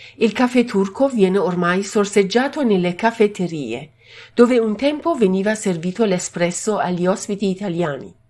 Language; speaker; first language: Italian; non-native, fluent; Persian